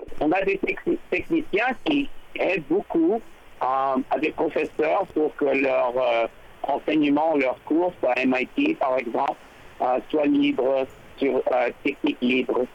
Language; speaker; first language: French; non-native, learner; English